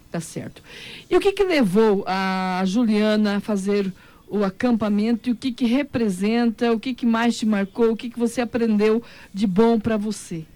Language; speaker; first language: Portuguese; native; Portuguese